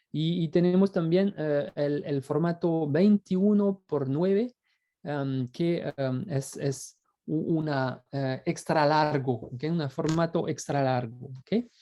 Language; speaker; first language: Spanish; non-native, fluent; French